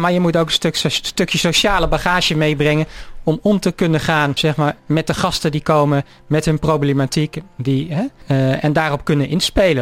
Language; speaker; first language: Dutch; native; Dutch